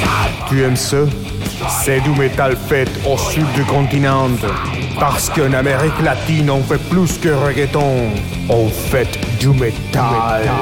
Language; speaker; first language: French; non-native, fluent; Spanish